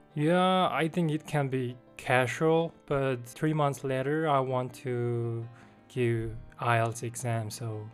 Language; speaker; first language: English; non-native, learner; Mongolian